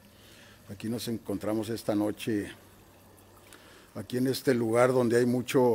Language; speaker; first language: Spanish; native; Spanish